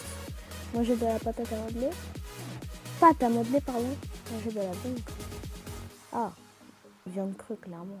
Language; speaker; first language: French; native; French